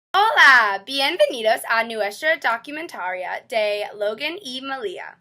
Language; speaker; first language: Spanish; non-native, learner; English